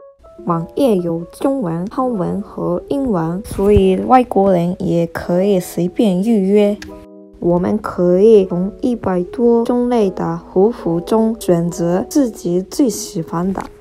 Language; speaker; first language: Chinese; non-native, learner; Japanese